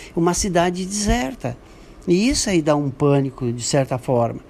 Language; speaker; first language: Portuguese; native; Portuguese